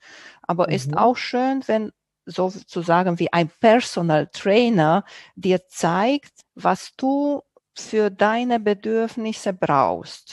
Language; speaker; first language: German; non-native, fluent; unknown